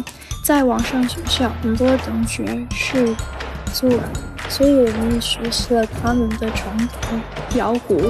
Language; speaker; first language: Chinese; non-native, learner; English